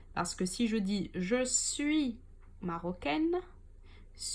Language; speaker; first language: French; non-native, local second language; Arabic